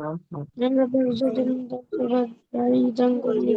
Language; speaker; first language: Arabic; non-native, learner; Bangla